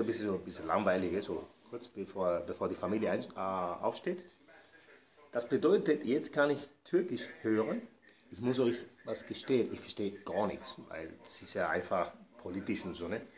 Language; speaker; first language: German; non-native, fluent; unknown